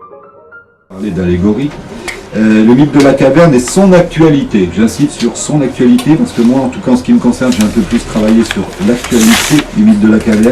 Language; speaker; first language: French; native; French